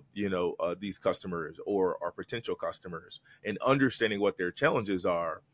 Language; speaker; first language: English; native; English